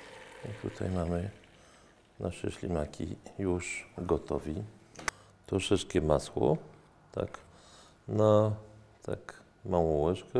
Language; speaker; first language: Polish; non-native, fluent; French